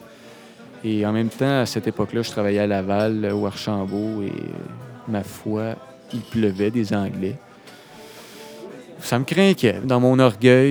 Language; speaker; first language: French; native; French